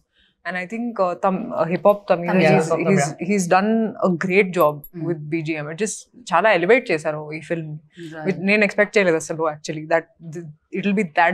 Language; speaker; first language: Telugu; non-native, local second language; Hindi